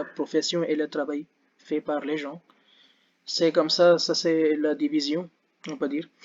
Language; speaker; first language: French; non-native, learner; Hindi